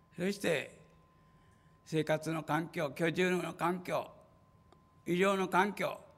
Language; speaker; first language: Japanese; native; Japanese